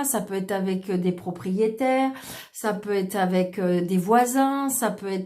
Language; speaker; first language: French; native; French